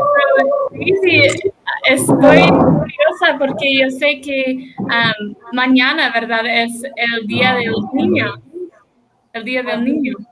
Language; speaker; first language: Spanish; non-native, learner; English